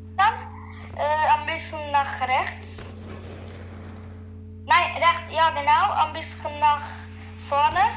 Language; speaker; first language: German; non-native, fluent; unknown